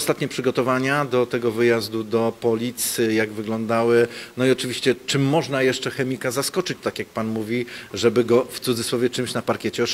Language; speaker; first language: Polish; native; Polish